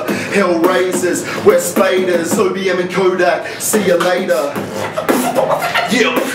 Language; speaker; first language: English; native; English